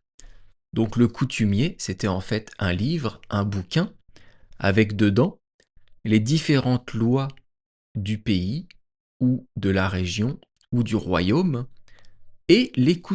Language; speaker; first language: French; native; French